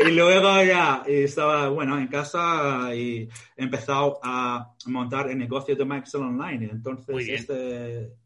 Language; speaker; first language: Spanish; non-native, fluent; English